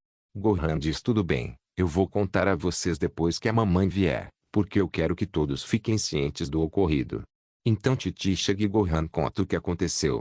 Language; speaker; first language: Portuguese; native; Portuguese